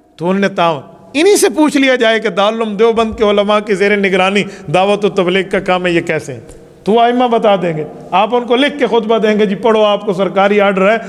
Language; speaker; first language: Urdu; non-native, local second language; Saraiki